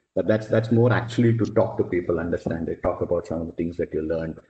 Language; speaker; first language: English; non-native, local second language; Tamil